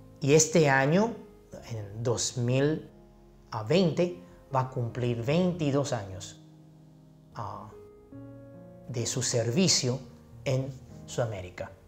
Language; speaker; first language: Spanish; non-native, fluent; Chinese